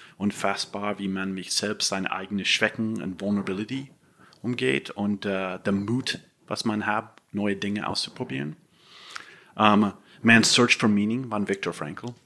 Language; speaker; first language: German; non-native, fluent; English